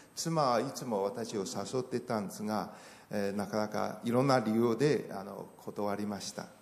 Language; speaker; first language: Japanese; non-native, fluent; Chinese